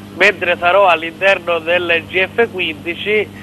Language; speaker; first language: Italian; native; Italian